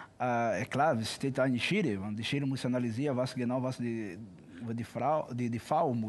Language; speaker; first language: German; non-native, learner; Portuguese